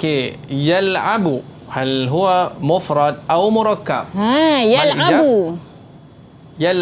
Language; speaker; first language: Arabic; non-native, fluent; Malay